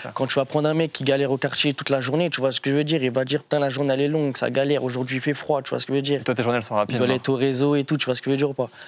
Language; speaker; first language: French; native; French